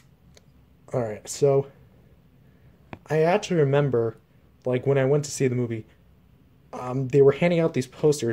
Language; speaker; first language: English; native; English